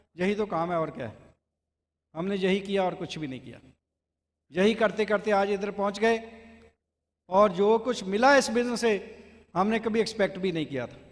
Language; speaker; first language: Hindi; non-native, local second language; Punjabi